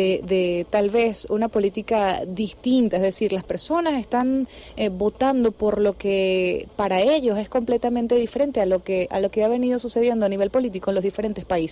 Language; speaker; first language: Spanish; native; Spanish